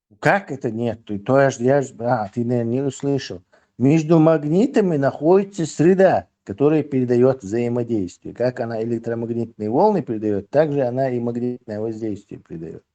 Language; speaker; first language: Russian; non-native, local second language; Chechen